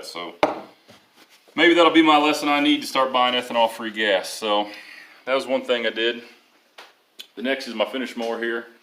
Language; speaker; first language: English; native; English